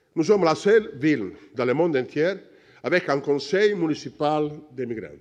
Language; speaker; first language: French; non-native, learner; Sicilian